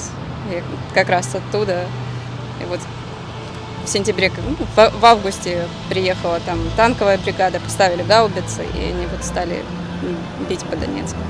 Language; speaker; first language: Russian; native; Russian